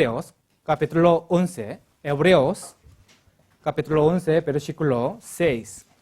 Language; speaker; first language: Spanish; non-native, learner; Korean